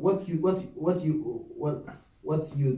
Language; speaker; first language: English; non-native, learner; Oromo